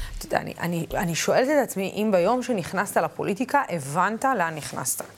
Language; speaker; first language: Hebrew; non-native, local second language; Arabic